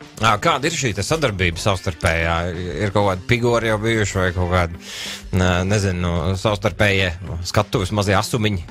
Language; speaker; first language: Latvian; native; Latvian